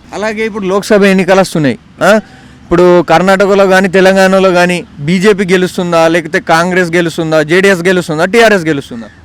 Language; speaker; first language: Telugu; native; Telugu